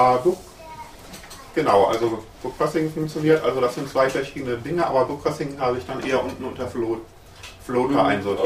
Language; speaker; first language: German; native; German